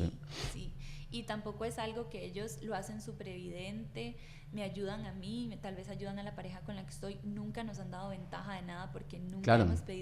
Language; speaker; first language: Spanish; native; Spanish